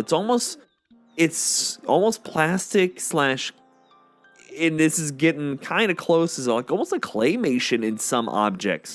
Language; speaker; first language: English; native; English